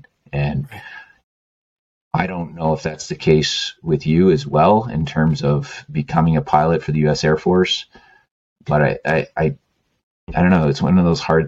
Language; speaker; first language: English; native; English